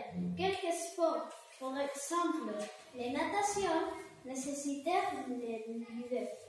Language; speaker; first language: French; non-native, learner; Spanish